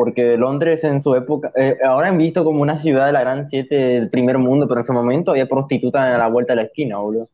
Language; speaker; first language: Spanish; native; Spanish